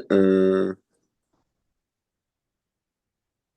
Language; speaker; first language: Arabic; non-native, fluent; Urdu